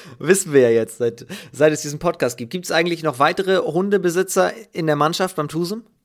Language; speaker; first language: German; native; German